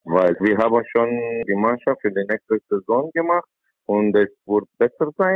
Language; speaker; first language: German; non-native, learner; Romanian